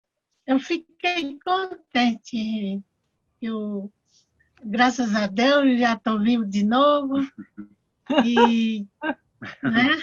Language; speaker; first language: Portuguese; non-native, local second language; Guarani